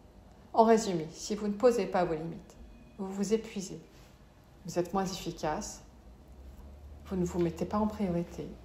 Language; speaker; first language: French; native; French